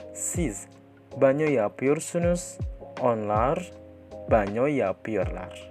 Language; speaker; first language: Turkish; non-native, fluent; Indonesian